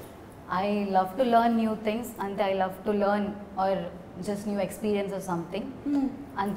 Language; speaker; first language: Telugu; non-native, learner; Malayalam